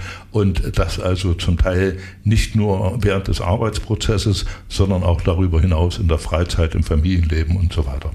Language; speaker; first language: German; native; German